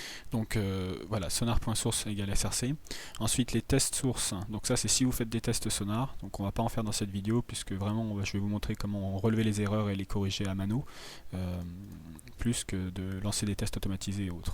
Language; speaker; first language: French; native; French